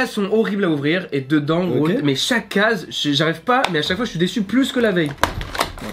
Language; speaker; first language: French; native; French